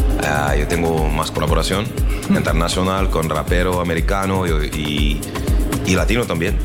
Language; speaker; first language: Spanish; non-native, learner; French